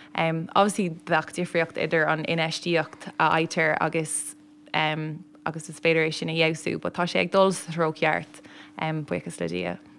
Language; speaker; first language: Irish; non-native, local second language; English